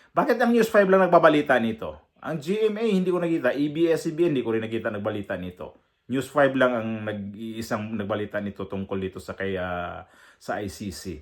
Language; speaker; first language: Filipino; non-native, local second language; Cebuano